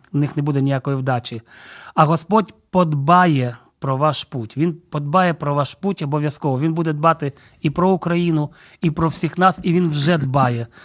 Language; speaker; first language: Ukrainian; non-native, local second language; Russian